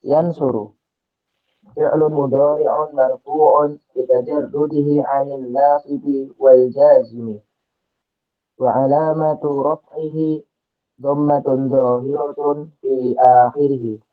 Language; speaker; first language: Arabic; non-native, learner; Indonesian